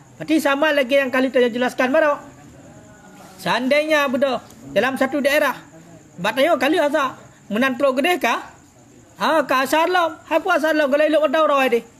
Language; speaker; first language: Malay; non-native, local second language; Achinese